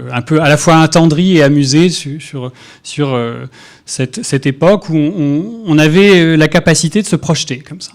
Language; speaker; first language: French; native; French